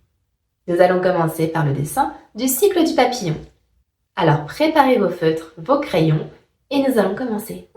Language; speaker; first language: French; native; French